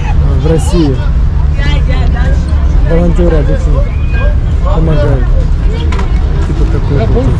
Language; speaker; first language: Russian; non-native, local second language; Tatar